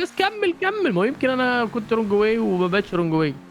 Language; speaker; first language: Arabic; native; Arabic